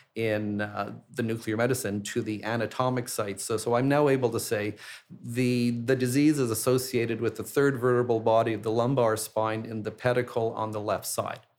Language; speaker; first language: English; native; English